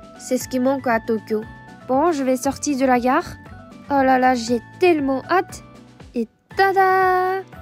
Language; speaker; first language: French; non-native, fluent; Japanese